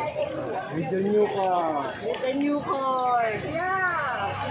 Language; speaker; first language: English; non-native, local second language; Filipino